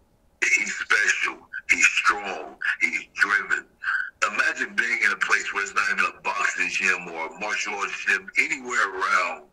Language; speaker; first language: English; native; English